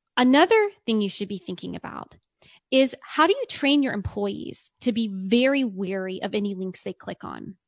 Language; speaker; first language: English; native; English